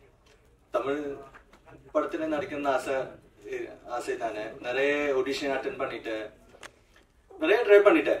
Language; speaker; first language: Tamil; non-native, fluent; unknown